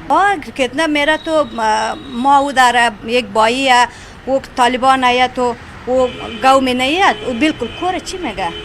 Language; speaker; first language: Hindi; non-native, learner; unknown